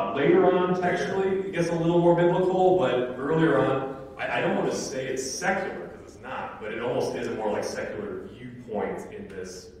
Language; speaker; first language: English; native; English